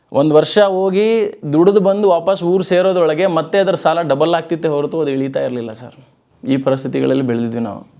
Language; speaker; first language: Kannada; non-native, local second language; Lambadi